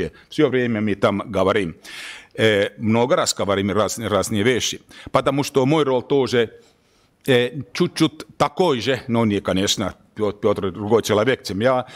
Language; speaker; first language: Russian; non-native, learner; Finnish